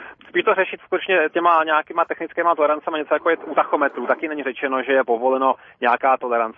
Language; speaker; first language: Czech; native; Czech